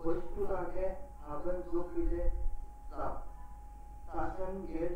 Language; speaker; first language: German; non-native, learner; Hindi